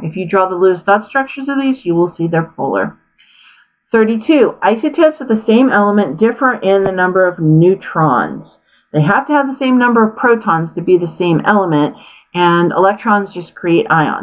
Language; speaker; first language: English; native; English